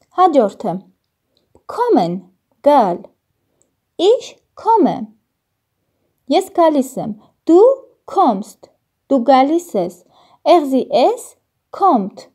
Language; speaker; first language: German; non-native, fluent; Armenian